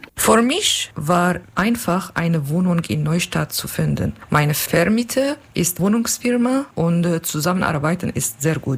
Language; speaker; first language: German; non-native, learner; Turkish